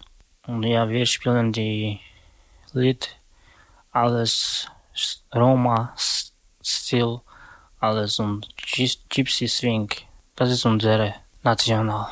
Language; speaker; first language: German; non-native, learner; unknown